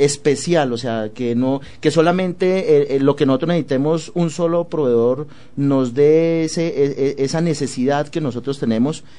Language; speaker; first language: Spanish; native; Spanish